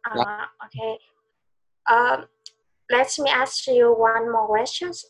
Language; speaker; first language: English; non-native, learner; Vietnamese